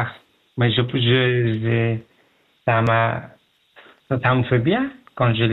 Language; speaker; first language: French; non-native, learner; Pashto